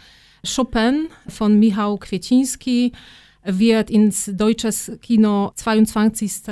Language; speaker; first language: German; non-native, fluent; Polish